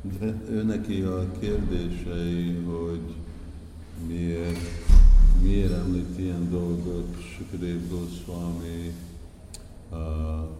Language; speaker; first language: Hungarian; early bilingual, heritage; Hungarian